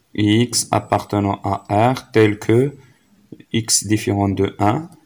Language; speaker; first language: French; non-native, local second language; Arabic